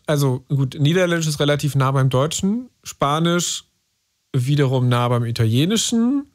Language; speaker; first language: German; native; German